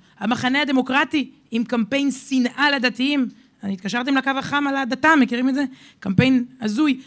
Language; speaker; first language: Hebrew; native; Hebrew